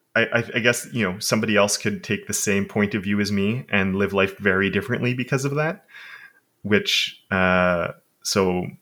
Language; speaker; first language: English; native; English